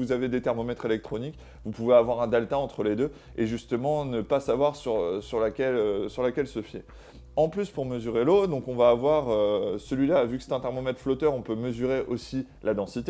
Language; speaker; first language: French; native; French